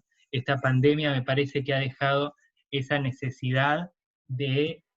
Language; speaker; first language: Spanish; native; Spanish